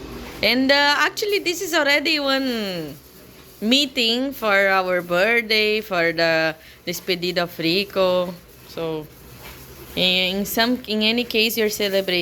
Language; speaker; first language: English; non-native, learner; Portuguese